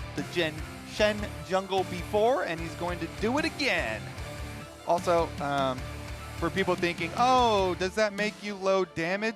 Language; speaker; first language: English; native; English